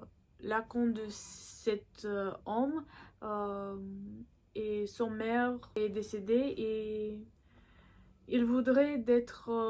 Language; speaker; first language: French; non-native, learner; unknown